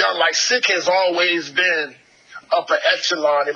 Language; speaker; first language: English; native; English